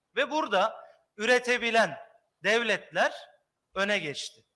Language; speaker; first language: Turkish; native; Turkish